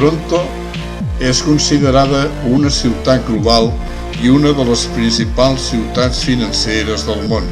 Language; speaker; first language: Catalan; native; Catalan